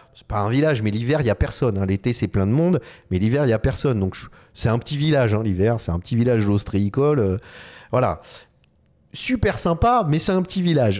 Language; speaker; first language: French; native; French